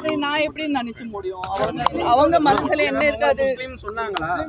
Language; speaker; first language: Tamil; non-native, learner; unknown